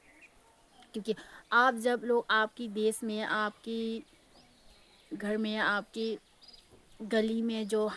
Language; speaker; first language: Hindi; non-native, local second language; Manipuri